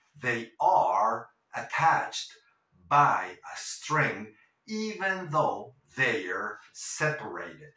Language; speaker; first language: English; non-native, fluent; Spanish